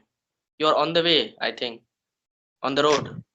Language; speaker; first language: English; non-native, learner; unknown